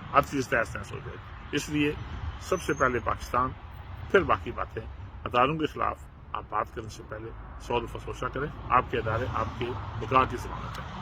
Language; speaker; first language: Urdu; non-native, local second language; Punjabi